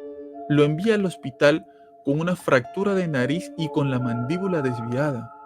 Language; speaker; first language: Spanish; native; Spanish